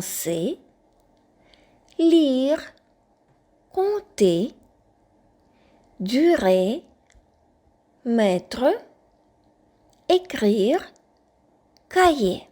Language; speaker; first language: French; non-native, fluent; Ukrainian